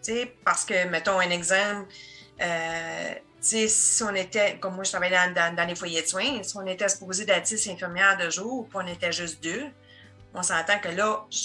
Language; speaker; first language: French; native; French